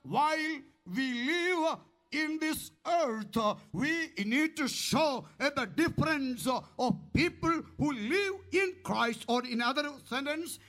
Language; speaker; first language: English; non-native, local second language; Malayalam